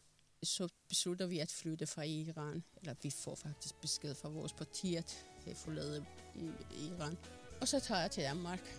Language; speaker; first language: Danish; non-native, fluent; Persian